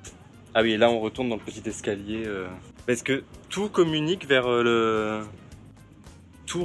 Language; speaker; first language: French; native; French